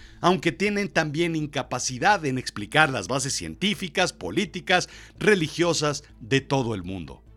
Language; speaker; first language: Spanish; native; Spanish